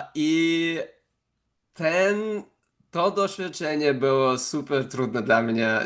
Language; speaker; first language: Polish; non-native, fluent; English